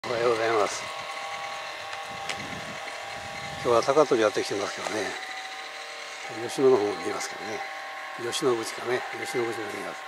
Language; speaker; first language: Japanese; native; Japanese